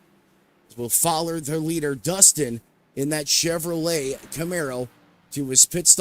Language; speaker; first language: English; native; English